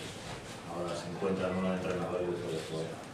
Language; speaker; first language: Spanish; native; Spanish